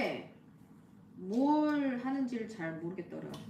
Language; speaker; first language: Korean; native; Korean